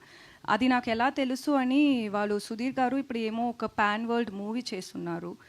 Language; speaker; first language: Telugu; non-native, learner; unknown